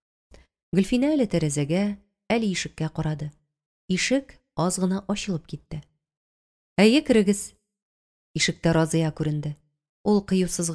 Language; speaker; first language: Tatar; native; Tatar